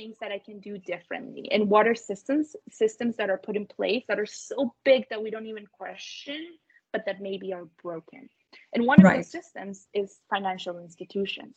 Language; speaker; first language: English; non-native, fluent; Spanish